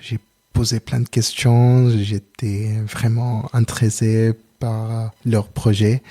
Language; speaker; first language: French; non-native, learner; Telugu